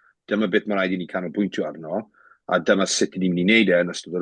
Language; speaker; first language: Welsh; native; Welsh